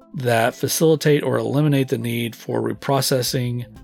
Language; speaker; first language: English; native; English